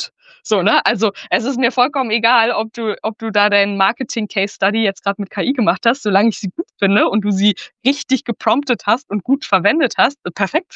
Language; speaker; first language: German; native; German